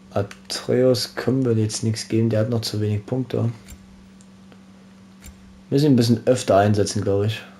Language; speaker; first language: German; native; German